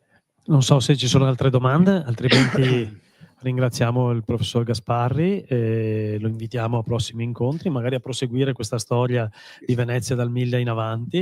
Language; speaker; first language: Italian; native; Italian